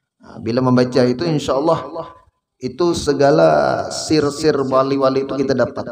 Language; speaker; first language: Indonesian; non-native, local second language; Banjar